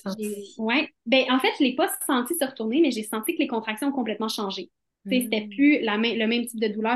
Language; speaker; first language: French; native; French